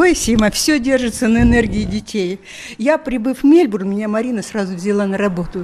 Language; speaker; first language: Russian; native; Russian